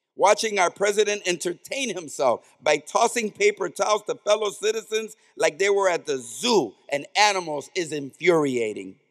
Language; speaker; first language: English; native; English